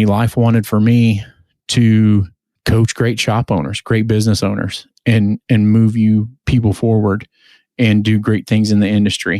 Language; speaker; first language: English; native; English